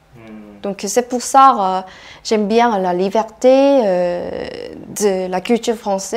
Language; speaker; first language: French; non-native, fluent; Korean